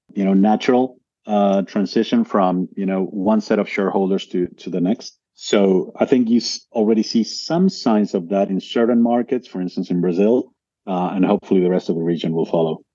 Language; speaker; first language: English; non-native, fluent; Spanish